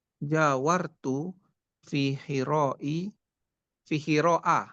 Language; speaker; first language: Arabic; non-native, learner; Indonesian